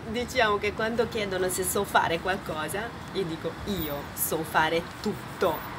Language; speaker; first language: Italian; non-native, fluent; Hungarian